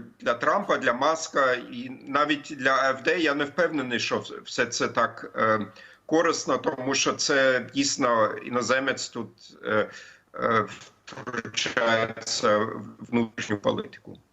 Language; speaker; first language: Ukrainian; non-native, fluent; German